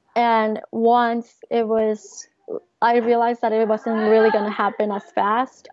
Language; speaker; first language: English; early bilingual, other home language; Spanish